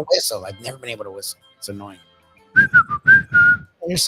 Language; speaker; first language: English; native; English